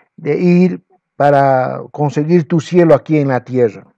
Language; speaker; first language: Spanish; non-native, local second language; Quechua